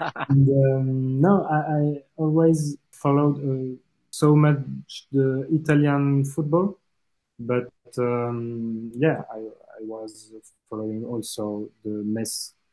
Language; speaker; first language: English; non-native, fluent; French